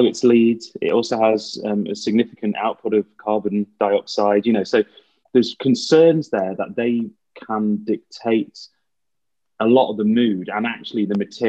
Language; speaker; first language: English; native; English